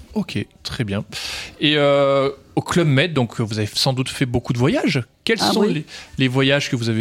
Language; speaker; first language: French; native; French